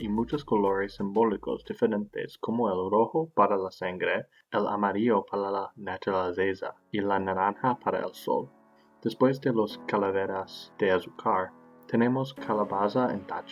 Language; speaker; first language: Spanish; non-native, learner; English